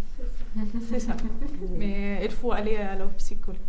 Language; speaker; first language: French; non-native, learner; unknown